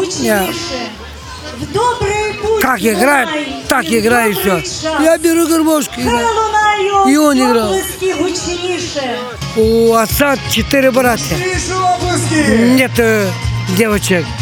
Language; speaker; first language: Russian; non-native, local second language; Albanian